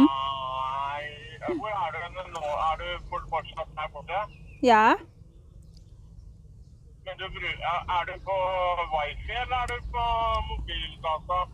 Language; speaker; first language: Norwegian; non-native, learner; Thai